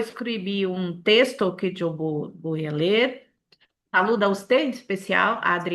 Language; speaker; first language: Spanish; non-native, learner; Portuguese